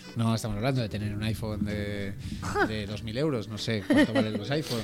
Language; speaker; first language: Spanish; native; Spanish